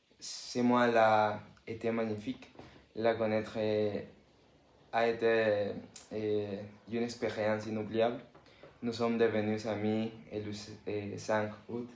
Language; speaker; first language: French; non-native, learner; Spanish